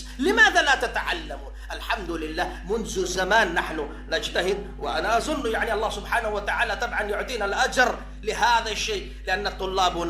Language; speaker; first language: Arabic; non-native, fluent; Urdu